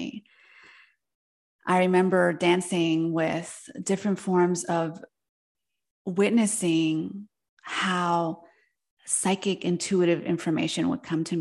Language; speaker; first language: English; early bilingual, other home language; Spanish